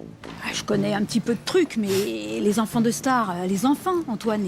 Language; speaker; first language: French; native; French